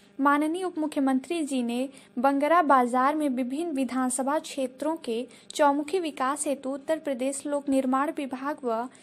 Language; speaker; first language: Hindi; native; Hindi